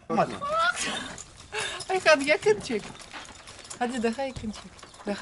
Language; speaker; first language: Turkish; non-native, learner; Russian